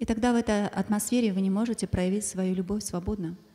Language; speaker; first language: Russian; native; Russian